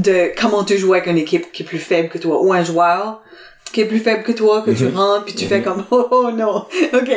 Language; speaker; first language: French; native; French